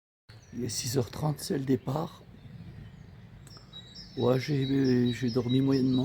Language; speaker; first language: French; native; French